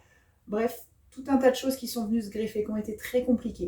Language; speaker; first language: French; native; French